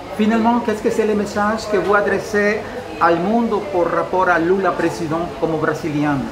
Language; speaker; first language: French; non-native, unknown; Spanish